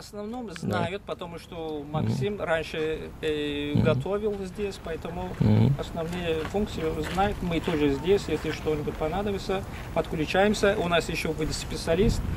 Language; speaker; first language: Russian; non-native, fluent; Turkish